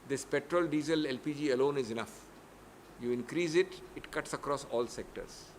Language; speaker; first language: English; non-native, local second language; Hindi